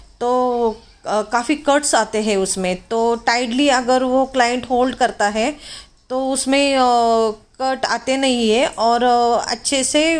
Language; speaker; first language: Hindi; non-native, local second language; Marathi